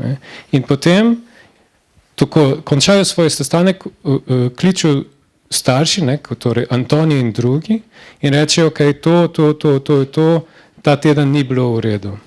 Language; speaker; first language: Slovenian; non-native, learner; Portuguese